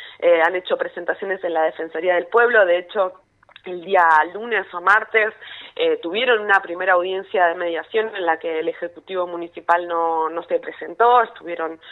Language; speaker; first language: Spanish; native; Spanish